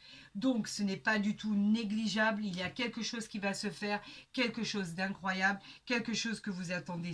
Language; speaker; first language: French; native; French